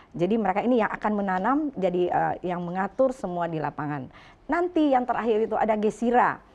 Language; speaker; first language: Indonesian; native; Indonesian